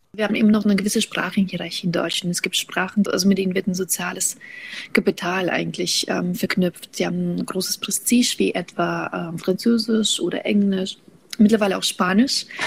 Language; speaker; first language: German; early bilingual, other home language; Russian